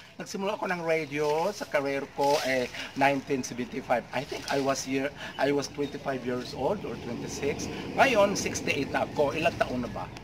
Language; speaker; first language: Filipino; non-native, local second language; Cebuano